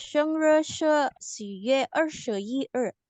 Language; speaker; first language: Chinese; non-native, learner; Indonesian